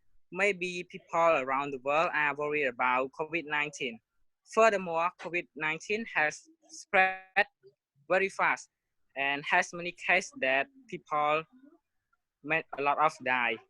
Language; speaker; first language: English; non-native, learner; Khmer